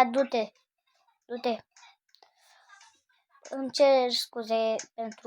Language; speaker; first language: Romanian; native; Romanian